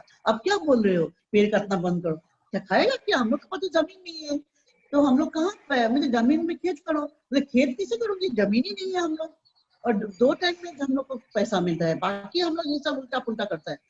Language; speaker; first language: Hindi; non-native, local second language; Assamese